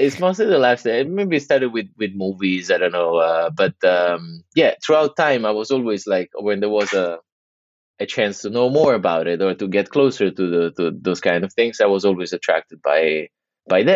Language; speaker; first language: English; non-native, fluent; Italian